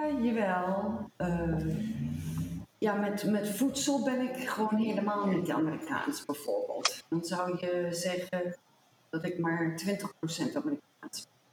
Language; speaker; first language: Dutch; early bilingual, heritage; Dutch